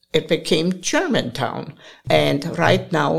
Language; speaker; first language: English; non-native, fluent; German